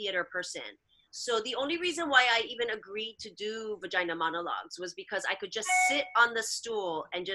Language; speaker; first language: English; early bilingual, other home language; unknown